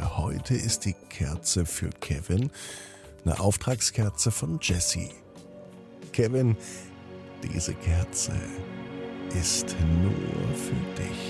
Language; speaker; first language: German; native; German